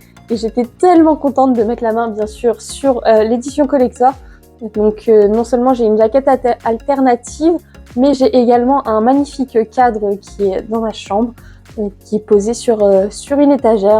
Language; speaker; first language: French; native; French